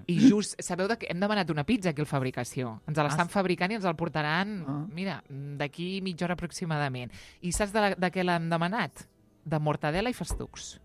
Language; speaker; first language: Catalan; native; Catalan